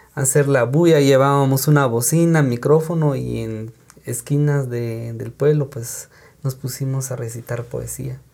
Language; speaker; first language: Spanish; non-native, local second language; Kaqchikel